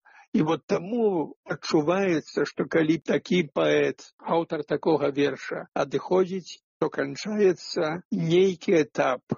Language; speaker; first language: Belarusian; native; Belarusian